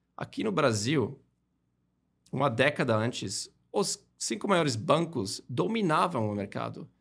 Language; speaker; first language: Portuguese; non-native, fluent; German